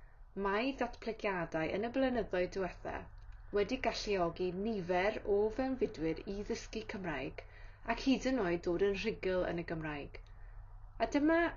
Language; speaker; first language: Welsh; native; Welsh